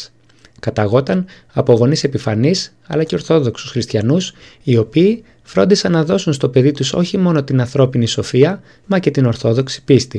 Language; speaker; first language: Greek; native; Greek